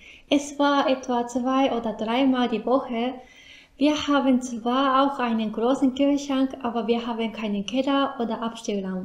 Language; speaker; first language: German; non-native, fluent; Japanese